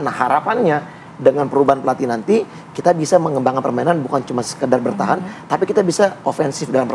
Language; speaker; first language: Indonesian; native; Indonesian